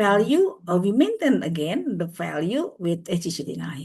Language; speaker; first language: English; non-native, learner; Indonesian